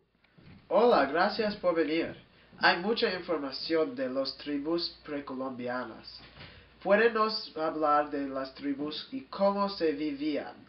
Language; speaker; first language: Spanish; non-native, learner; English